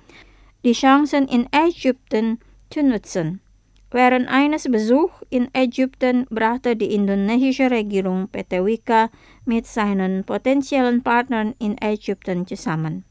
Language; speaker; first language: German; non-native, fluent; Indonesian